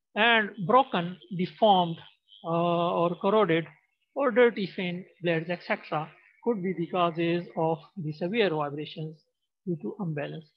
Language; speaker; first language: English; non-native, local second language; Pashto